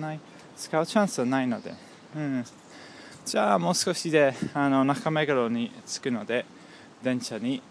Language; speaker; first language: Japanese; non-native, learner; English